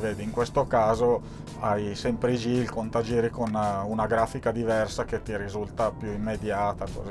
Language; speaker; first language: Italian; native; Italian